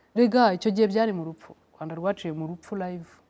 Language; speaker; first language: Kinyarwanda; native; Kinyarwanda